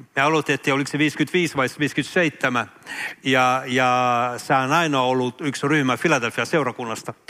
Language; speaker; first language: Finnish; early bilingual, heritage; Finnish